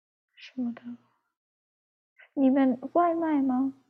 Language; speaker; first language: Chinese; non-native, learner; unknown